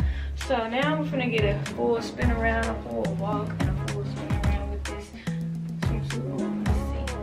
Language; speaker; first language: English; native; English